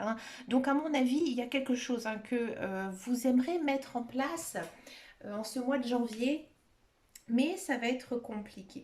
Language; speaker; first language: French; native; French